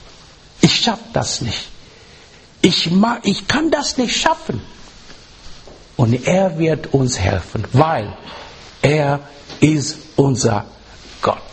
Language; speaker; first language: German; non-native, learner; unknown